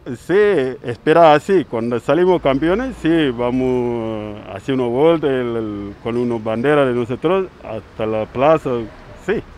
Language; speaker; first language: Spanish; non-native, learner; Wolof